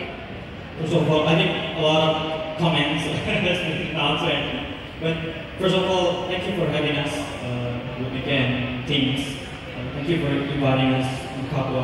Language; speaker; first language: English; non-native, fluent; Indonesian